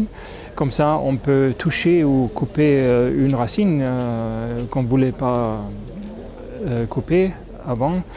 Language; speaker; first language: French; non-native, fluent; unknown